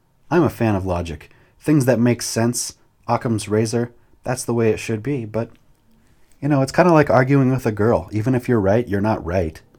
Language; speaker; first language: English; native; English